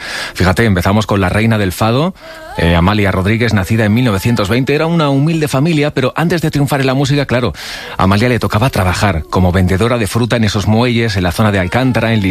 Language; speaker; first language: Spanish; native; Spanish